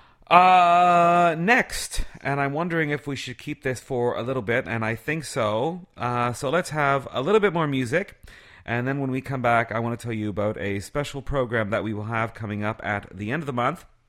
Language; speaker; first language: English; native; English